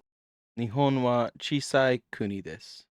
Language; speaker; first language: Japanese; non-native, learner; English